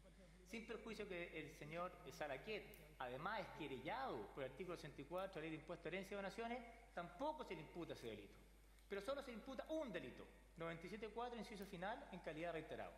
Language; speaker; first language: Spanish; native; Spanish